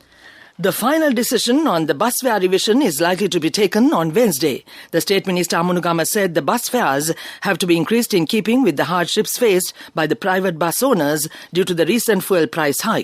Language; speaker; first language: English; non-native, local second language; Sinhala